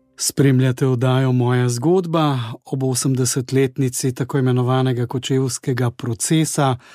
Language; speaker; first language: Slovenian; native; Slovenian